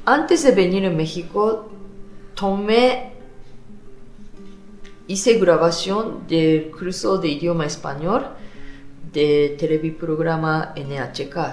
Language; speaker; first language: Spanish; non-native, fluent; Japanese